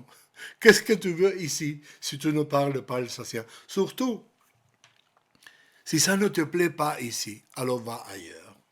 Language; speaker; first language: French; non-native, learner; Spanish